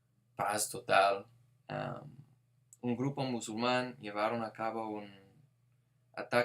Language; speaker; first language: Spanish; non-native, fluent; English